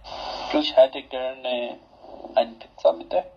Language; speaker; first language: German; non-native, learner; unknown